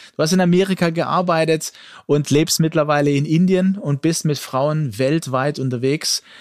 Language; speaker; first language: German; early bilingual, other home language; Greek